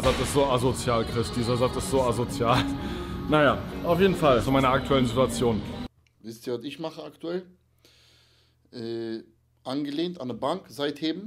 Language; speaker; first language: German; native; German